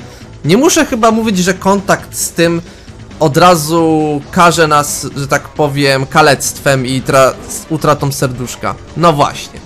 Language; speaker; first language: Polish; native; Polish